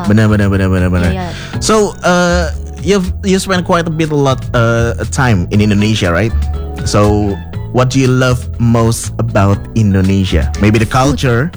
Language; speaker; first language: English; non-native, fluent; Indonesian